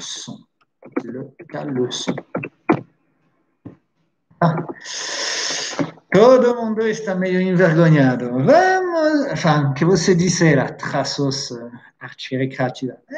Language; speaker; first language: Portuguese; non-native, fluent; French